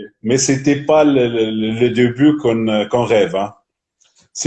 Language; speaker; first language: French; non-native, local second language; Arabic